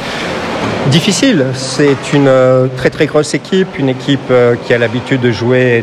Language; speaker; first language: French; native; French